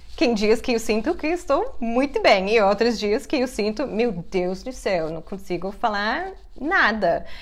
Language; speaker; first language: Portuguese; non-native, fluent; English